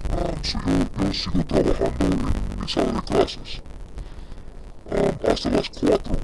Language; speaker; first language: Spanish; non-native, fluent; English